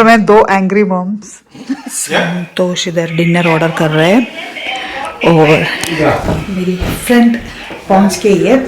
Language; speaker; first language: Hindi; non-native, local second language; Malayalam